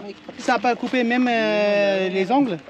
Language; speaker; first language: French; non-native, fluent; Hindi